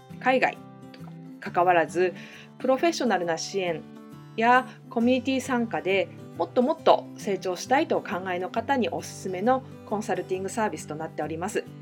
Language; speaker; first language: Japanese; native; Japanese